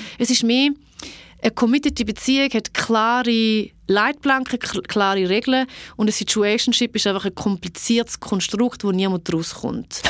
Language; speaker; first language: German; early bilingual, other home language; Albanian